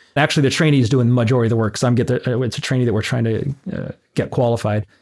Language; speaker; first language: English; native; English